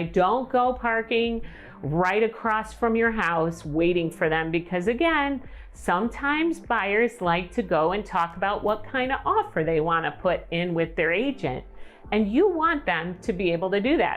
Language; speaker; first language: English; native; English